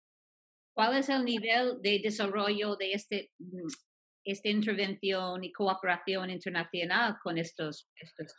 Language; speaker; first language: Spanish; non-native, fluent; English